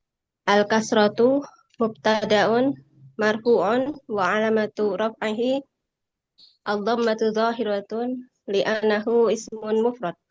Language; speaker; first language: Arabic; non-native, learner; Indonesian